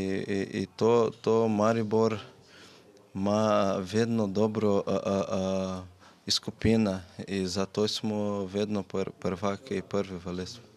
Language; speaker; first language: Slovenian; non-native, learner; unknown